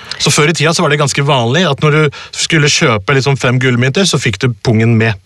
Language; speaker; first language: Norwegian; early bilingual, other home language; Urdu